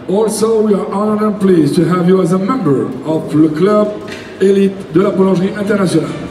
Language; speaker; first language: English; non-native, fluent; French